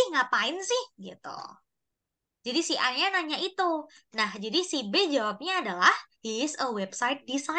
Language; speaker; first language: Indonesian; native; Indonesian